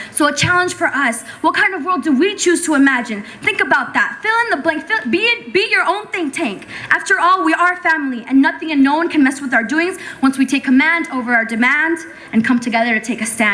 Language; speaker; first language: English; early bilingual, other home language; Spanish